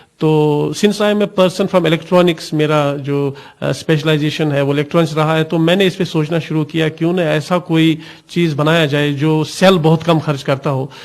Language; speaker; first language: Urdu; non-native, local second language; Kashmiri